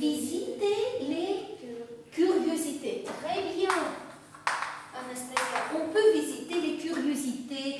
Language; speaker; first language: French; non-native, fluent; Russian